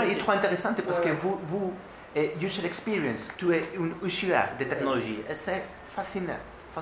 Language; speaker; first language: French; non-native, learner; Spanish